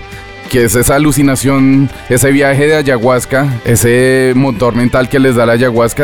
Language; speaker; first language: Spanish; native; Spanish